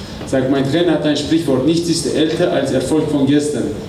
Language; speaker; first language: German; non-native, fluent; Armenian